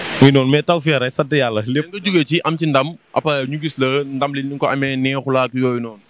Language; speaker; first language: Wolof; native; Wolof